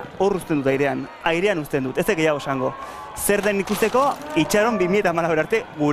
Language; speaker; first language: Basque; native; Basque